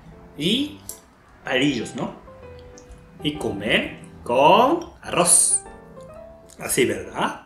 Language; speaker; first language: Spanish; non-native, fluent; Japanese